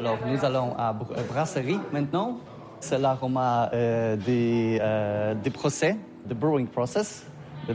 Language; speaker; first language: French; non-native, learner; Polish